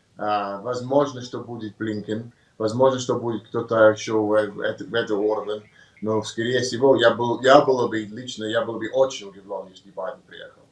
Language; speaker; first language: Russian; non-native, learner; English